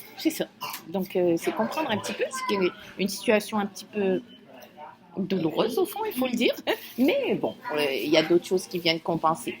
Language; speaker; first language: French; non-native, local second language; Kabyle